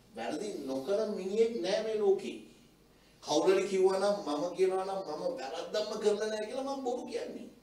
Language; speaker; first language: Sinhala; non-native, local second language; Tamil